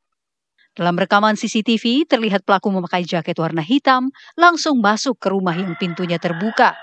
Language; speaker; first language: Indonesian; native; Indonesian